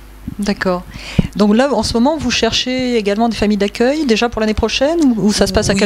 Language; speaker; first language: French; native; French